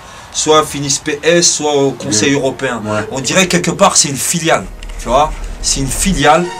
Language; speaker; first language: French; early bilingual, other home language; Arabic